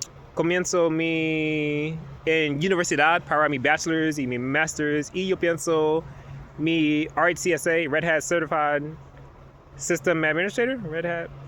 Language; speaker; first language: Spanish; non-native, learner; English